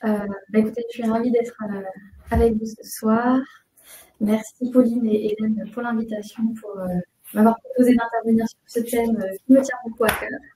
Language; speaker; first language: French; native; French